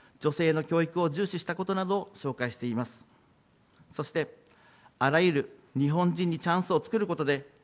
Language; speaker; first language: Japanese; native; Japanese